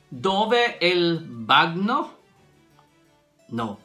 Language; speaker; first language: Italian; non-native, learner; Filipino